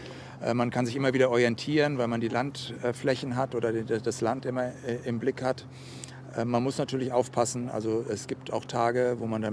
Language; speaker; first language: German; native; German